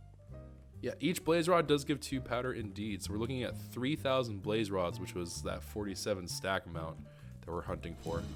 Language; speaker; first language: English; native; English